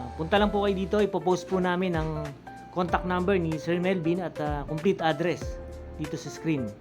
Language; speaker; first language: Filipino; native; Filipino